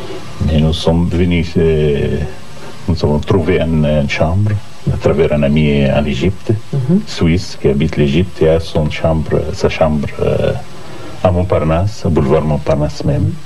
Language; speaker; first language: French; non-native, fluent; Arabic